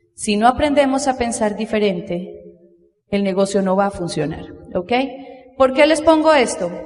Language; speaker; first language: Spanish; native; Spanish